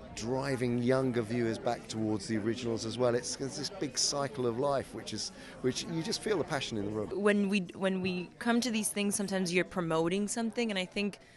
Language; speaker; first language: English; native; English